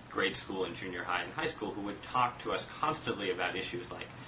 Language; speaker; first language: English; native; English